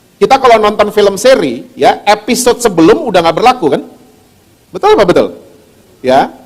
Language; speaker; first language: Indonesian; native; Indonesian